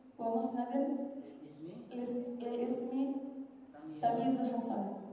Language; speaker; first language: Arabic; non-native, learner; Indonesian